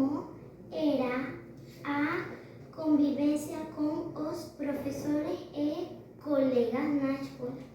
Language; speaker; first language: Portuguese; non-native, learner; Spanish